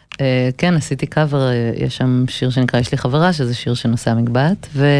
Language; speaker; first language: Hebrew; early bilingual, other home language; English